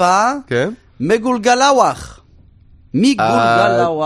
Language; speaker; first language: Hebrew; native; Hebrew